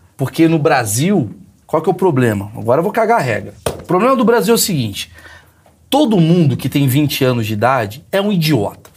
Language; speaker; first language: Portuguese; native; Portuguese